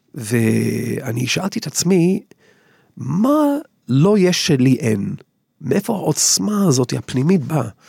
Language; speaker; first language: Hebrew; non-native, fluent; English